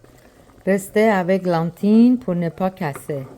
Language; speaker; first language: French; non-native, learner; Persian